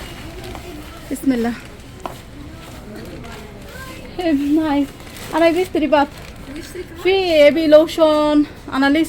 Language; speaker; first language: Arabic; non-native, learner; Bangla